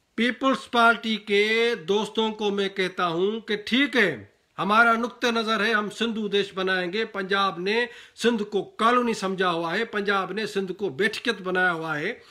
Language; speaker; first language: Urdu; non-native, local second language; Sindhi